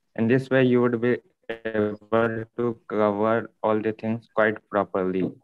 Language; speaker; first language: English; non-native, local second language; Hindi